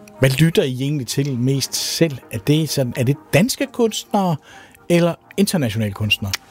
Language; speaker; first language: Danish; native; Danish